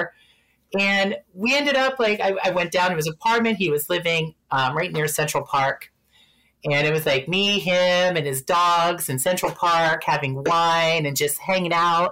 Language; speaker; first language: English; native; English